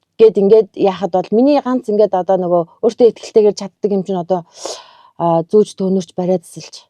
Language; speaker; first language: Mongolian; native; Mongolian